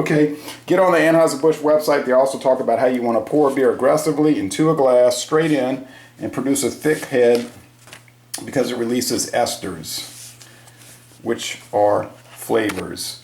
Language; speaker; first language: English; native; English